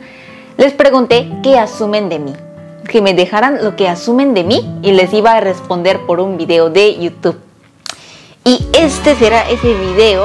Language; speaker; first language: Spanish; early bilingual, other home language; Korean